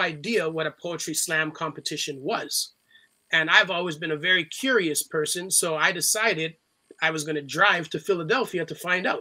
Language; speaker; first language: English; native; English